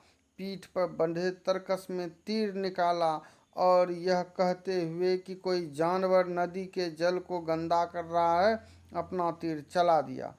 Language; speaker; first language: Hindi; native; Hindi